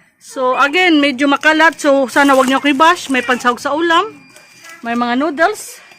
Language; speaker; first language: Filipino; non-native, local second language; Cebuano